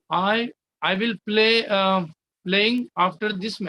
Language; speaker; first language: English; non-native, learner; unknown